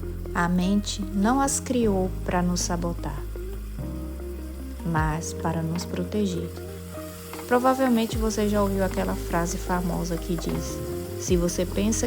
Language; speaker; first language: Portuguese; native; Portuguese